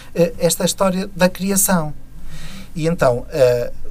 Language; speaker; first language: Portuguese; native; Portuguese